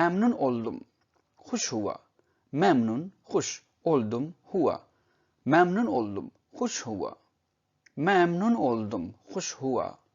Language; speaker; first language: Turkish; non-native, fluent; Urdu